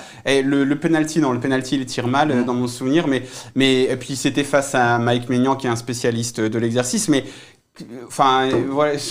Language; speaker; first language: French; native; French